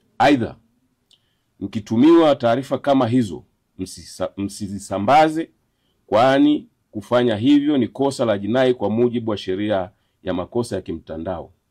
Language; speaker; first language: Swahili; native; Swahili